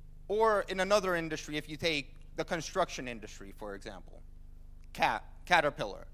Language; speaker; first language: English; non-native, fluent; Finnish